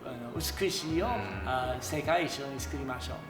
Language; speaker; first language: Japanese; non-native, fluent; English